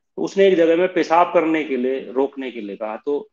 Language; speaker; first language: Hindi; native; Hindi